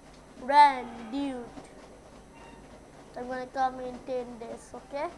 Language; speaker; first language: English; non-native, learner; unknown